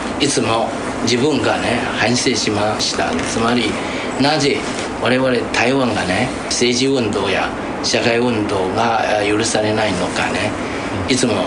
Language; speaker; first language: Japanese; non-native, fluent; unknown